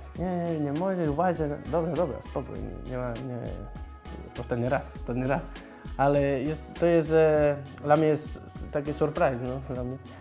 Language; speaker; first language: Polish; non-native, learner; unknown